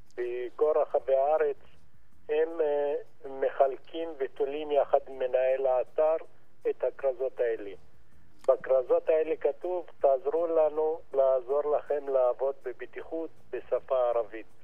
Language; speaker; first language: Hebrew; non-native, local second language; Arabic